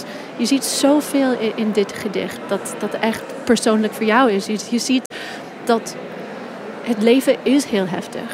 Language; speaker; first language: Dutch; non-native, fluent; English